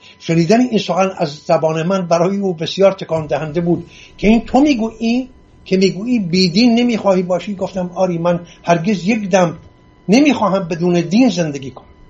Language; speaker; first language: Persian; non-native, local second language; Assyrian Neo-Aramaic